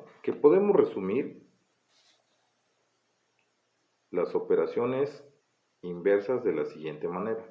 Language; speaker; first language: Spanish; native; Spanish